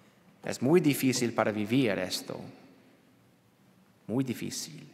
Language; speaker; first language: Spanish; non-native, learner; English